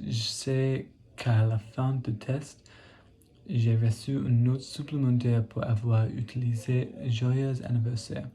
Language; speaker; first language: French; non-native, learner; English